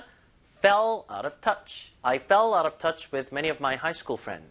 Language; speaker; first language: English; non-native, fluent; Korean